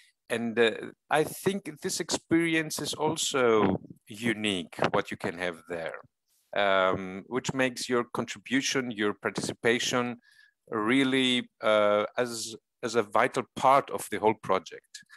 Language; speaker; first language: English; non-native, fluent; Greek